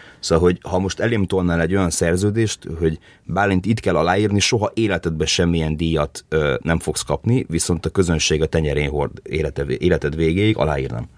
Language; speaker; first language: Hungarian; early bilingual, heritage; Hungarian